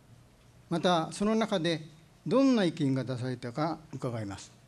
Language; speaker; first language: Japanese; native; Japanese